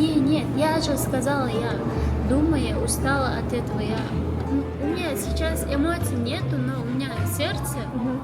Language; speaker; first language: Russian; non-native, local second language; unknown